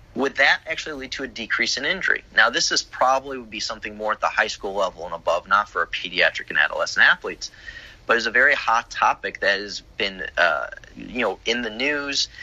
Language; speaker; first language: English; native; English